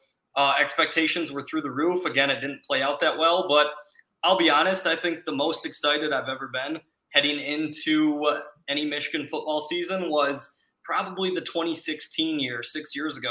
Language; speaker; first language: English; native; English